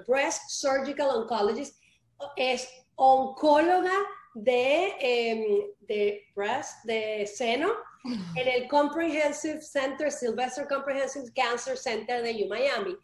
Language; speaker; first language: Spanish; early bilingual, heritage; Spanish